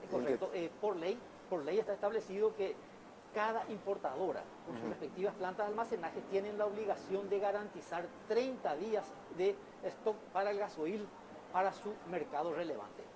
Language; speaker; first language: Spanish; native; Spanish